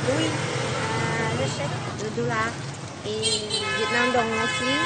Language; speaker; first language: French; non-native, learner; Vietnamese